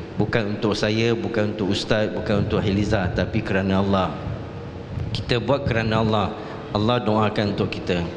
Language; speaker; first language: Malay; non-native, local second language; Chinese